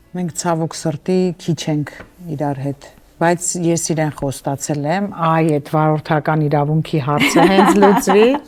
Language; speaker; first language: Armenian; native; Armenian